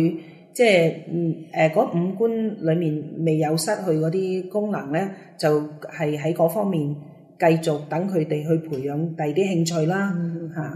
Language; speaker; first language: Cantonese; native; Cantonese